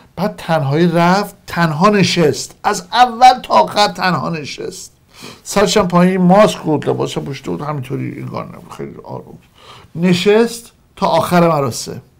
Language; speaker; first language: Persian; native; Persian